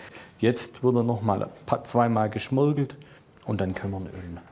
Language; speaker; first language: German; native; German